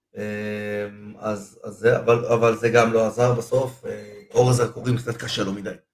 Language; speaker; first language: Hebrew; non-native, fluent; Spanish